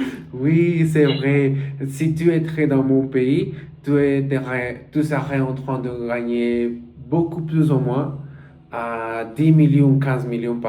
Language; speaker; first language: French; non-native, learner; Spanish